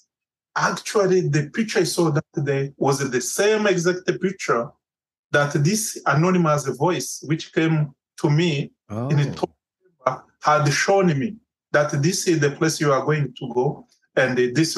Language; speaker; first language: English; non-native, local second language; Kinyarwanda